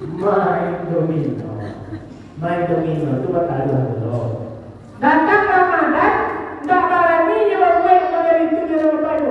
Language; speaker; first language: Indonesian; non-native, local second language; Minangkabau